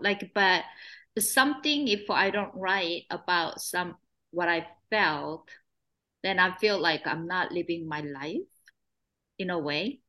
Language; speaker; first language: English; non-native, fluent; Korean